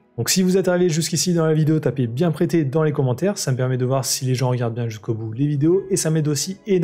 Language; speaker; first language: French; native; French